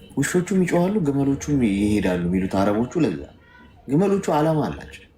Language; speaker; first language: Amharic; native; Amharic